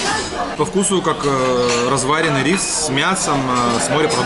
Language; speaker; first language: Russian; native; Russian